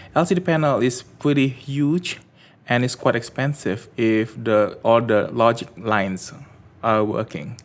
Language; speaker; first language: English; early bilingual, other home language; Indonesian